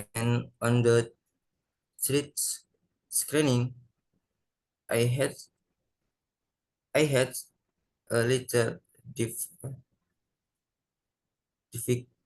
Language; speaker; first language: English; non-native, learner; Indonesian